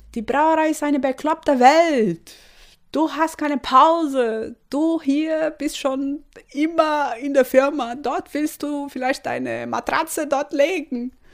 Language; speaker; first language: German; non-native, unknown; Portuguese